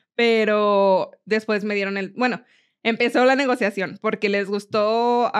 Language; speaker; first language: Spanish; native; Spanish